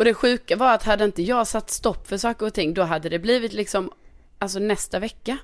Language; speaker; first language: Swedish; native; Swedish